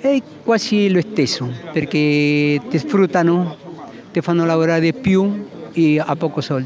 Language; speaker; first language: Italian; non-native, learner; Spanish